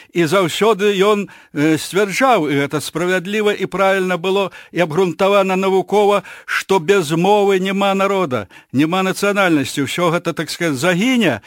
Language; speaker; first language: Belarusian; native; Belarusian